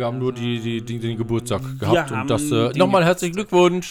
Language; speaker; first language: German; native; German